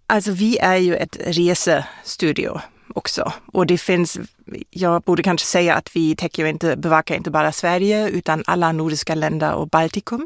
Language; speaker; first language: Swedish; non-native, fluent; German